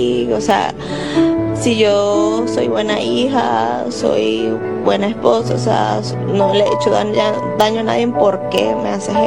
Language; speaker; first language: Spanish; native; Spanish